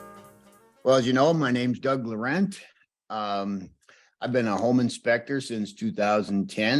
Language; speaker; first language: English; native; English